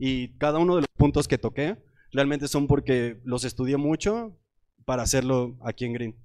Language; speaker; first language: Spanish; native; Spanish